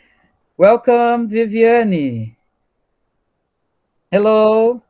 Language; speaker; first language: English; non-native, learner; Portuguese